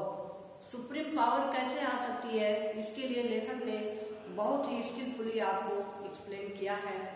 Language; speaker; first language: Hindi; native; Hindi